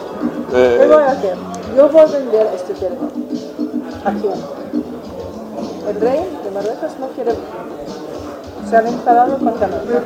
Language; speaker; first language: Spanish; non-native, fluent; German